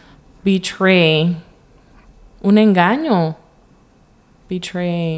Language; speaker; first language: Spanish; early bilingual, heritage; English